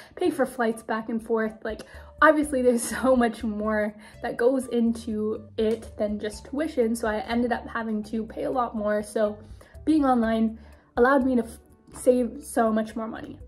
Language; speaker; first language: English; native; English